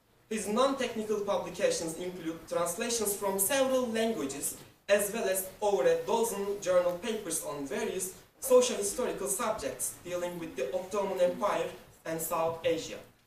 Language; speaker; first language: English; non-native, fluent; Turkish